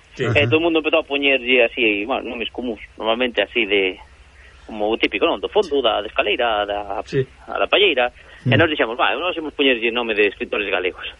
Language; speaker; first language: Galician; early bilingual, heritage; Galician